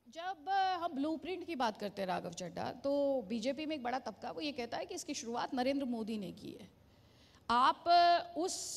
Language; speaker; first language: Hindi; native; Hindi